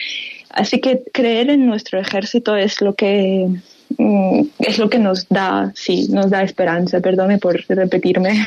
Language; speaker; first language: Spanish; non-native, fluent; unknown